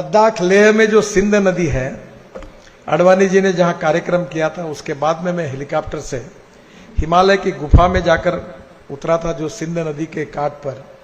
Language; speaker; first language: Hindi; non-native, local second language; Marathi